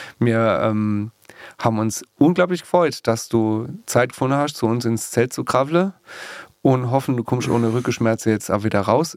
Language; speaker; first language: German; native; German